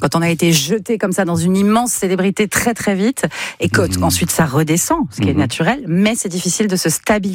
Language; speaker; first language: French; native; French